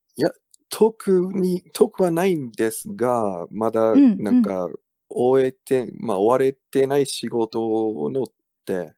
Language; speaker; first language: Japanese; non-native, fluent; English